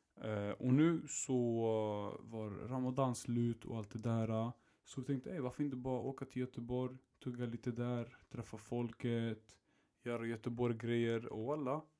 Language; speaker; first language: Swedish; early bilingual, other home language; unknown